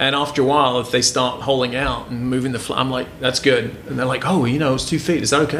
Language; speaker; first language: English; native; English